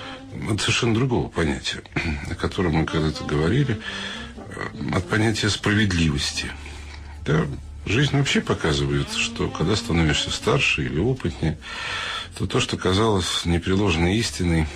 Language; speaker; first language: Russian; native; Russian